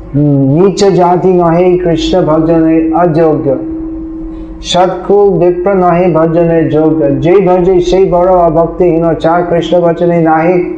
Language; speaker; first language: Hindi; non-native, fluent; English